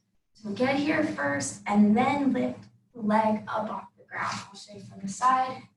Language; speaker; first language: English; native; English